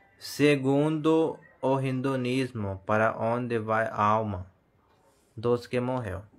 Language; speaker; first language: Portuguese; non-native, learner; Hindi